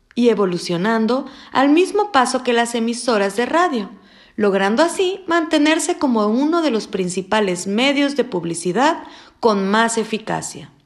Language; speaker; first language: Spanish; native; Spanish